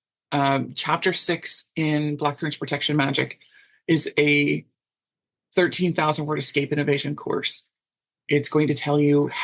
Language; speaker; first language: English; native; English